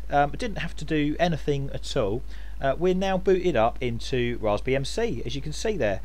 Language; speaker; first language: English; native; English